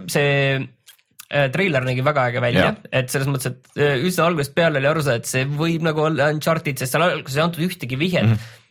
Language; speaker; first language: Estonian; native; Estonian